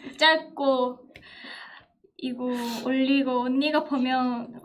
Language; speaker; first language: Korean; non-native, fluent; Japanese